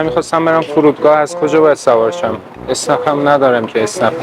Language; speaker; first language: Persian; native; Persian